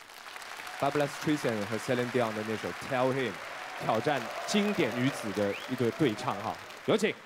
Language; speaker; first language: Chinese; native; Chinese